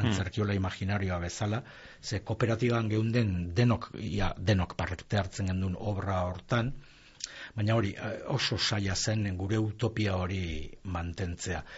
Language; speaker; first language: Basque; native; Basque